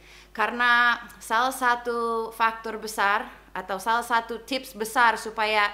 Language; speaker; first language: Indonesian; non-native, fluent; English